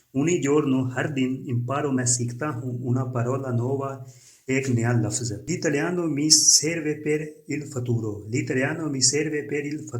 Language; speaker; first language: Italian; non-native, fluent; Urdu